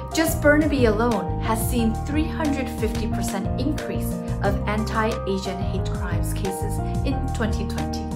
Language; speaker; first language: English; non-native, fluent; Chinese